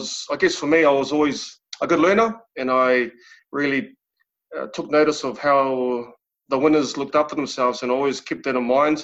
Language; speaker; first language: English; native; English